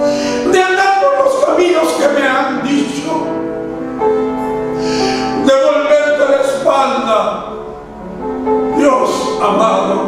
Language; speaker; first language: Spanish; native; Spanish